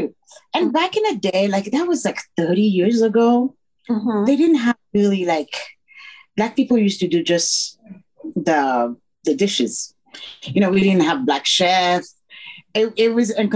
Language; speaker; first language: English; non-native, fluent; French